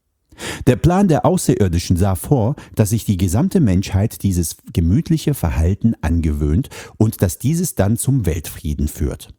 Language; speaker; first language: German; native; German